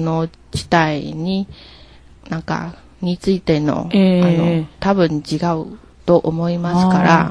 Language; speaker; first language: Japanese; non-native, learner; Chinese